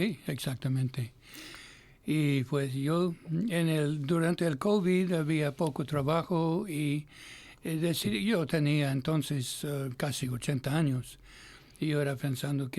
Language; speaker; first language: Spanish; non-native, fluent; English